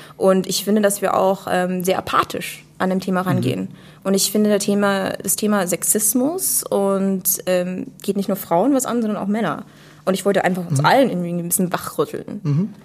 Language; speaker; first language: German; non-native, fluent; English